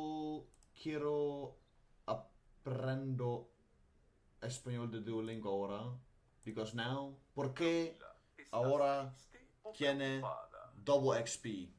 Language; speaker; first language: Spanish; non-native, learner; Dutch